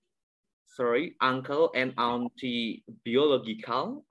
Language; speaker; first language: English; non-native, learner; Indonesian